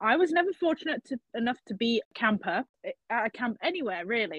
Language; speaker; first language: English; native; English